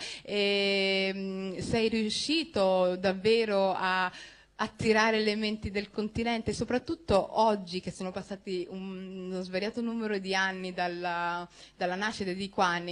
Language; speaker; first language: Italian; early bilingual, other home language; Somali